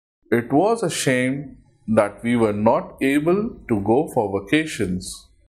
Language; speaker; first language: English; non-native, local second language; Hindi